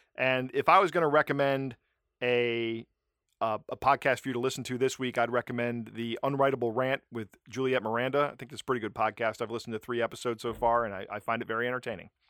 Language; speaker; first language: English; native; English